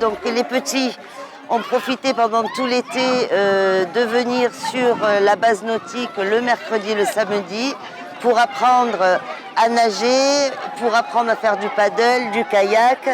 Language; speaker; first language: French; native; French